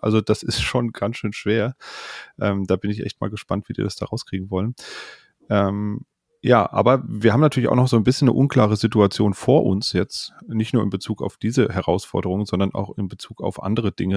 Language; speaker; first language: German; native; German